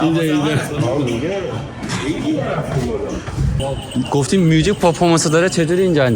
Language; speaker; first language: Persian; non-native, learner; Korean